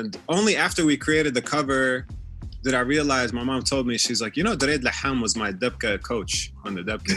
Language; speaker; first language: English; native; English